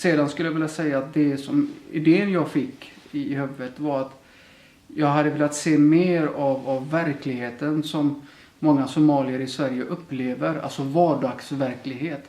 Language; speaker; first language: Swedish; early bilingual, other home language; Somali